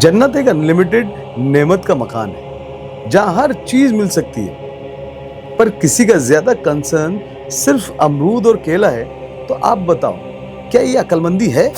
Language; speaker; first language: Hindi; native; Hindi